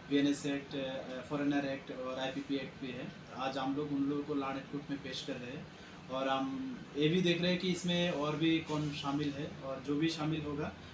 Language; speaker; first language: Hindi; non-native, local second language; Bangla